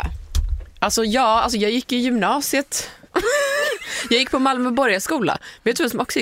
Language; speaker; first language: Swedish; native; Swedish